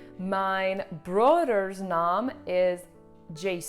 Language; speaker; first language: Dutch; non-native, learner; English